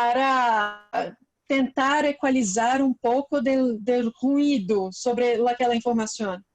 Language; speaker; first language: Spanish; non-native, fluent; Portuguese